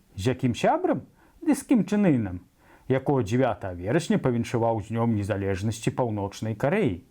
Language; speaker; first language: Belarusian; native; Belarusian